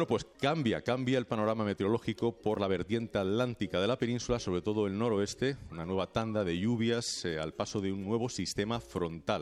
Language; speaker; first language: Spanish; native; Spanish